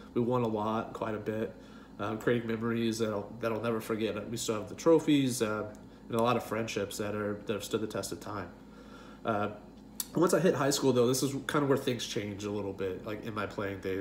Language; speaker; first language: English; native; English